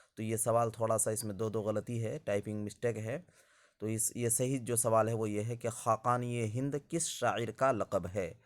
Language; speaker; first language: Urdu; native; Urdu